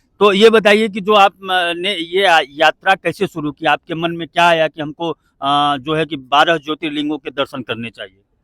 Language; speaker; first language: Hindi; native; Hindi